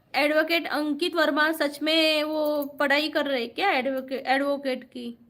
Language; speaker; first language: Hindi; non-native, local second language; Marathi